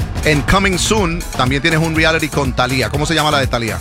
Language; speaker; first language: Spanish; native; Spanish